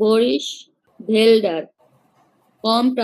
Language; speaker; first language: German; non-native, learner; Bangla